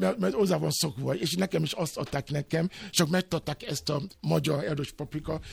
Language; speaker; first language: Hungarian; non-native, learner; Yoruba